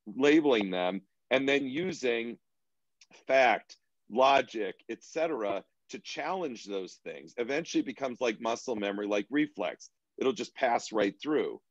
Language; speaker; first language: English; native; English